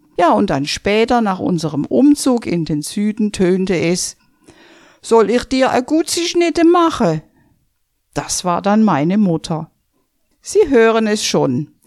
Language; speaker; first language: German; native; German